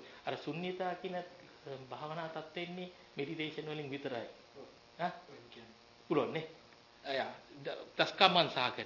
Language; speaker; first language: German; non-native, learner; Sinhala